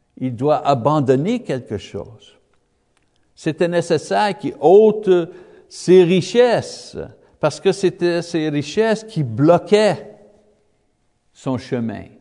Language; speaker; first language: French; native; French